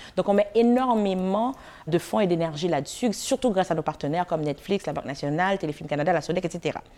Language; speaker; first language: French; non-native, local second language; Haitian Creole